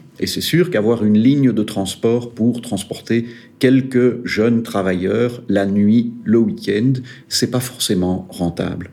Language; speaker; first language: French; native; French